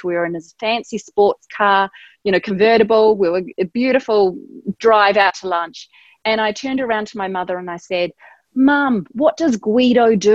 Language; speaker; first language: English; native; English